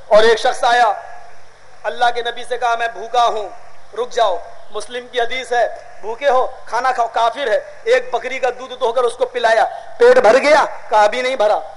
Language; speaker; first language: Urdu; native; Urdu